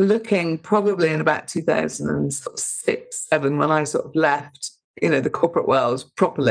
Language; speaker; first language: English; native; English